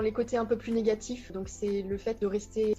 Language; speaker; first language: French; native; French